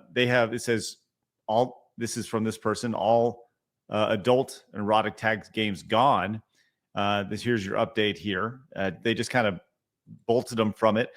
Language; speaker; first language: English; native; English